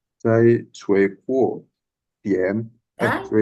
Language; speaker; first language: Chinese; non-native, learner; Indonesian